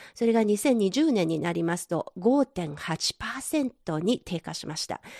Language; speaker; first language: Japanese; non-native, fluent; Chinese